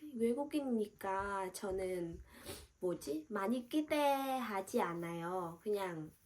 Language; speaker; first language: Korean; non-native, fluent; Vietnamese